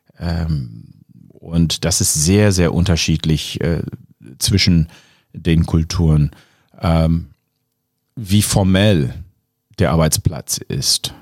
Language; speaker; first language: German; non-native, fluent; English